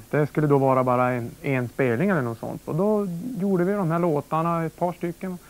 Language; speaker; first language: Swedish; native; Swedish